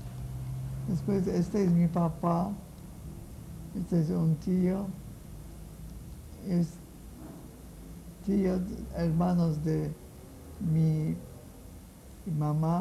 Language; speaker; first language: Spanish; non-native, fluent; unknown